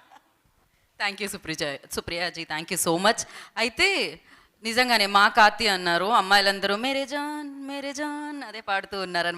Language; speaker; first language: Telugu; native; Telugu